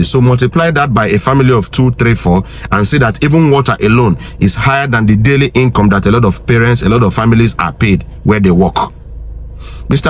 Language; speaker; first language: English; non-native, local second language; Igbo